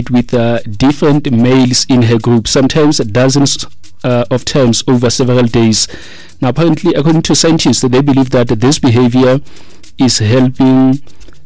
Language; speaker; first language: English; non-native, local second language; Tswana